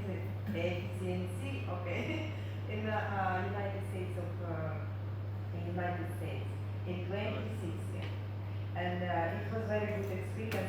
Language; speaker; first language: English; non-native, learner; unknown